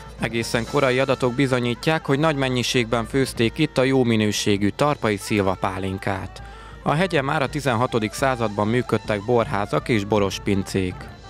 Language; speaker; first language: Hungarian; native; Hungarian